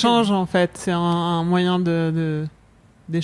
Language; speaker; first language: French; native; French